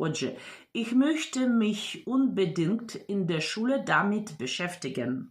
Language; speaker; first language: German; non-native, fluent; Ukrainian